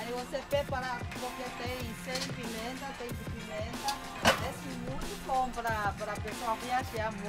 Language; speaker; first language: Portuguese; non-native, learner; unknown